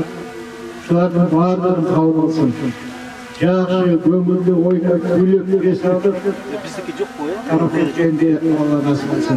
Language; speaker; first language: Kyrgyz; native; Kyrgyz